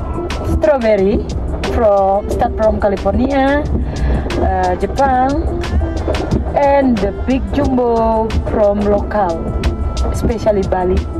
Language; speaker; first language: English; non-native, learner; Indonesian